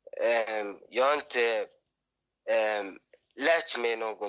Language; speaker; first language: Swedish; early bilingual, other home language; Somali